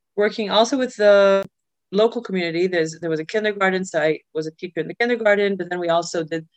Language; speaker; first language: English; early bilingual, other home language; Hebrew